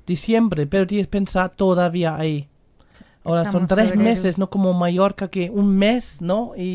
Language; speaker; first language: Spanish; non-native, fluent; German